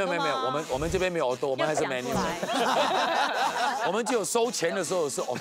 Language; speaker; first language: Chinese; native; Chinese